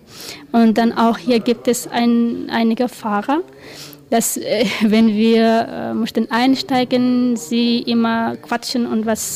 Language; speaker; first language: German; non-native, learner; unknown